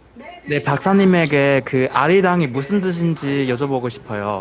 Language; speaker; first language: Korean; non-native, learner; Chinese